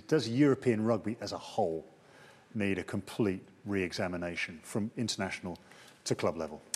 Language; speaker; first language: English; native; English